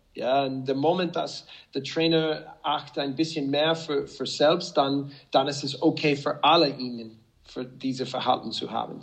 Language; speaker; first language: German; non-native, fluent; English